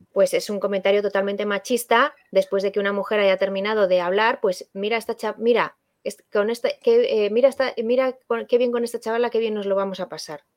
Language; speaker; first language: Spanish; native; Spanish